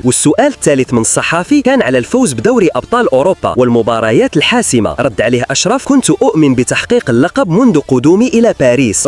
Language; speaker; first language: Arabic; native; Arabic